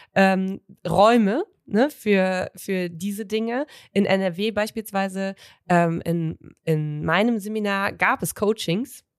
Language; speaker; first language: German; native; German